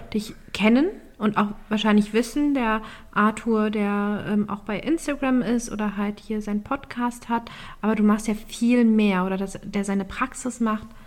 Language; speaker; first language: German; early bilingual, other home language; Turkish